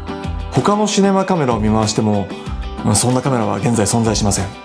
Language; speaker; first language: Japanese; native; Japanese